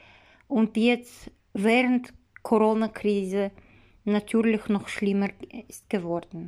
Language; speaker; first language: German; non-native, learner; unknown